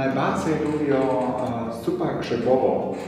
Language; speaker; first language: Polish; non-native, learner; German